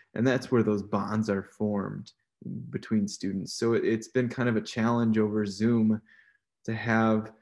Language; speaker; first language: English; native; English